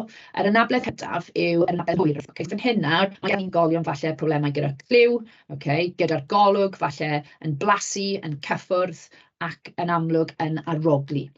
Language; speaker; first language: Welsh; native; Welsh